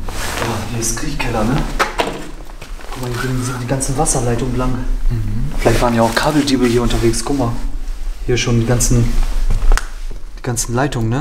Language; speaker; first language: German; native; German